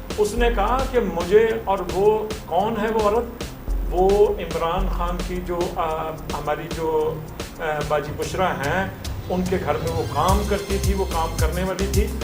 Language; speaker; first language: Urdu; non-native, local second language; Punjabi